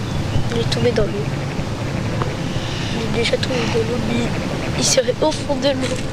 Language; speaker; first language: French; native; French